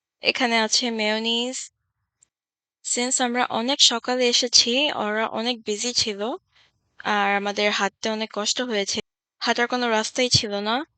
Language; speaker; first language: Bangla; early bilingual, heritage; Bangla